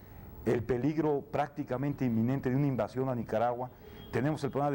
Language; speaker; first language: Spanish; native; Spanish